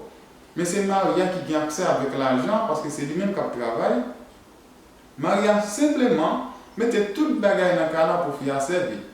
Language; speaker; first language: French; non-native, learner; Haitian Creole